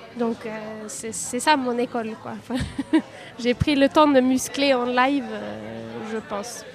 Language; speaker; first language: French; non-native, fluent; Swedish